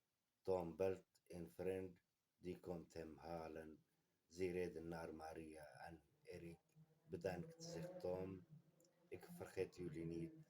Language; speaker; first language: Dutch; non-native, learner; Kurdish